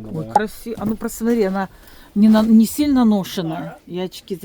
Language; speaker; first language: Russian; native; Russian